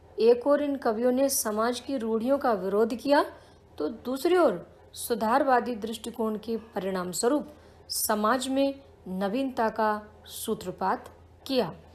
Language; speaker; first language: Hindi; native; Hindi